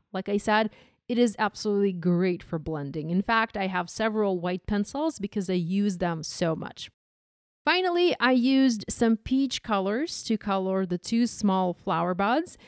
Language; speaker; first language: English; non-native, fluent; Ukrainian